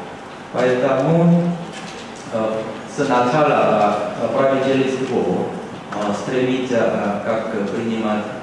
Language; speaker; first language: Russian; non-native, learner; Korean